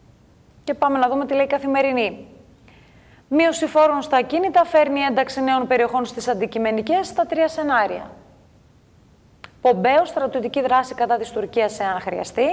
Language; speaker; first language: Greek; native; Greek